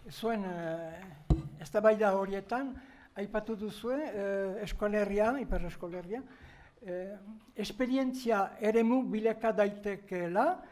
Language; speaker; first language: Basque; native; Basque